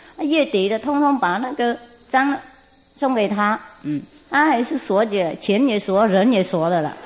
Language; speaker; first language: Chinese; non-native, fluent; Vietnamese